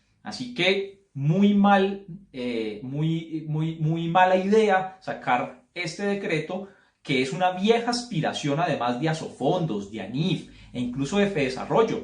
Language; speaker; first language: Spanish; native; Spanish